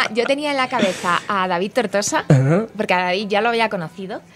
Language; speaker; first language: Spanish; native; Spanish